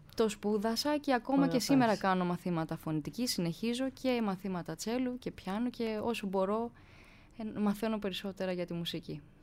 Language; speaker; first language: Greek; native; Greek